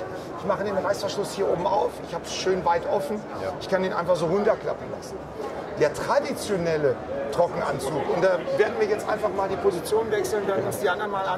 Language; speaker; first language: German; native; German